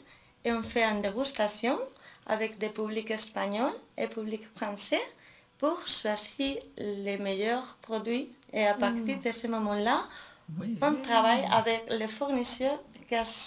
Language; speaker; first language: French; non-native, fluent; Spanish